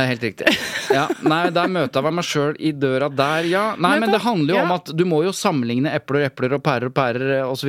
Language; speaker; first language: Norwegian; native; Norwegian